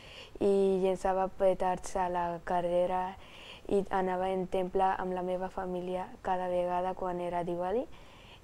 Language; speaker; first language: Catalan; early bilingual, other home language; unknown